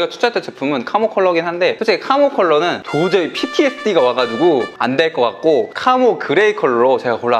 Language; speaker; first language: Korean; native; Korean